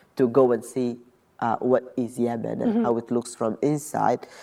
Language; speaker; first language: English; non-native, fluent; Arabic